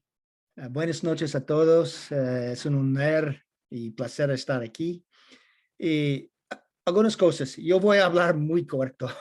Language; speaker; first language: Spanish; non-native, learner; English